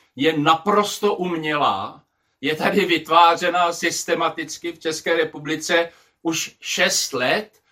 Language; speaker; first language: Czech; native; Czech